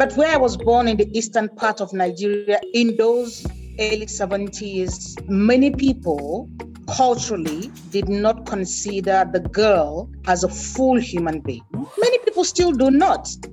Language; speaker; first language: English; non-native, local second language; Igbo